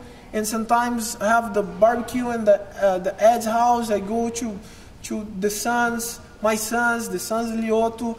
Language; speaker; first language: English; non-native, learner; Portuguese